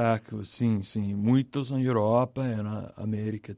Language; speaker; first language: Portuguese; non-native, learner; English